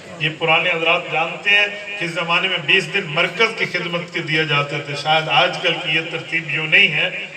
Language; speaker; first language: Urdu; non-native, local second language; Punjabi